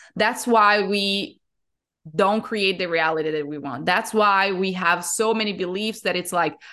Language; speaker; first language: English; non-native, fluent; Portuguese